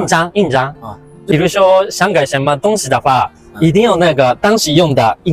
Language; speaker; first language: Chinese; non-native, fluent; Japanese